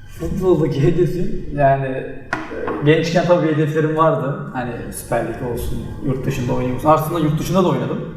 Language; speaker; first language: Turkish; early bilingual, heritage; Turkish